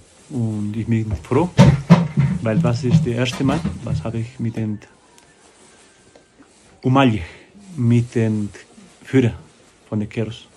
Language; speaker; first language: German; non-native, learner; Spanish